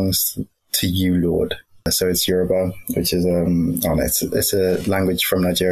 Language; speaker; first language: English; native; English